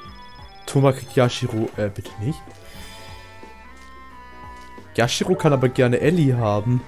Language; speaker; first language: German; native; German